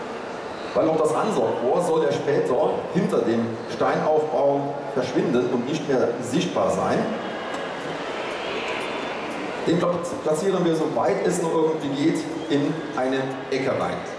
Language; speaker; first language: German; native; German